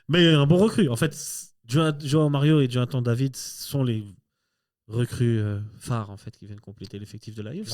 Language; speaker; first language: French; native; French